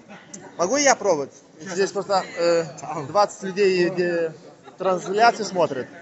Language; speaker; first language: Russian; non-native, fluent; Italian